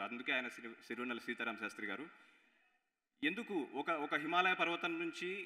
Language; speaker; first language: Telugu; native; Telugu